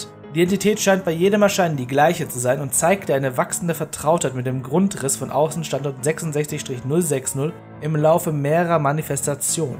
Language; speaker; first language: German; native; German